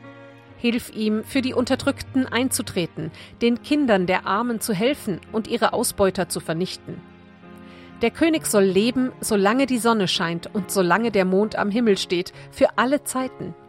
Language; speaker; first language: German; native; German